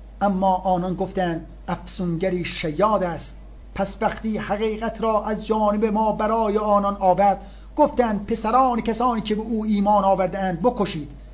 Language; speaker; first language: Persian; native; Persian